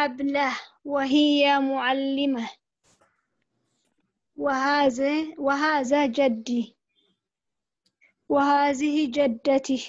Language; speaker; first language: Arabic; non-native, learner; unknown